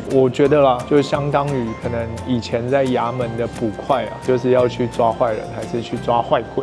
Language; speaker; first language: Chinese; native; Chinese